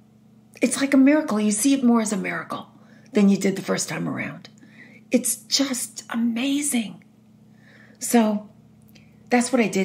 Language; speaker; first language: English; native; English